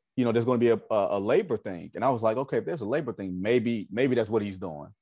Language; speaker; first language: English; native; English